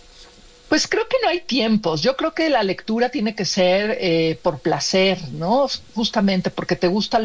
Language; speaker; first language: Spanish; native; Spanish